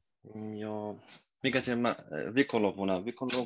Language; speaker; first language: Finnish; non-native, learner; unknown